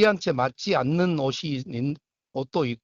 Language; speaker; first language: Korean; native; Korean